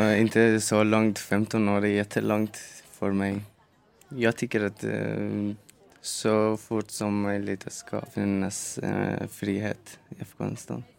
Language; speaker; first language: Swedish; non-native, learner; Persian